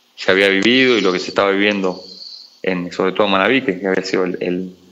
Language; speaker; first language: Spanish; native; Spanish